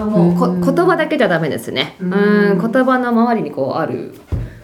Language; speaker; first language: Japanese; native; Japanese